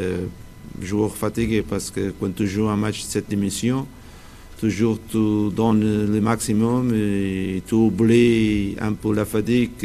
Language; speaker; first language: French; non-native, fluent; Portuguese